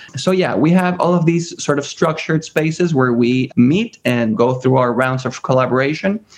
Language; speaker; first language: English; early bilingual, other home language; Spanish